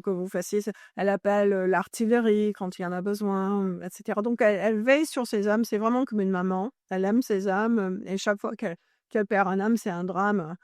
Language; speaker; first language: French; non-native, fluent; English